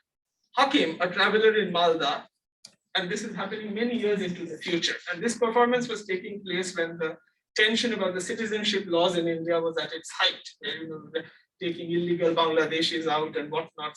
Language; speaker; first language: English; non-native, local second language; Bangla